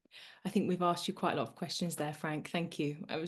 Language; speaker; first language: English; native; English